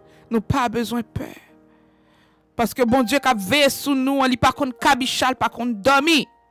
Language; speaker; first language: French; native; French